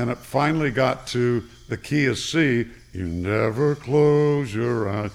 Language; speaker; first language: English; native; English